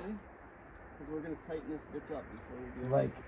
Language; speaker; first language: English; native; English